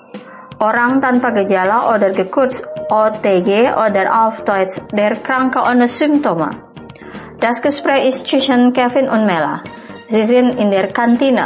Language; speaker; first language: German; non-native, fluent; Indonesian